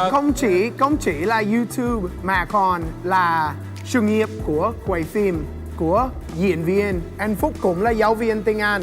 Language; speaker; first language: Vietnamese; non-native, learner; English